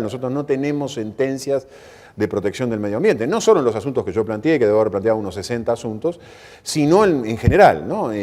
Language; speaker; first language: Spanish; native; Spanish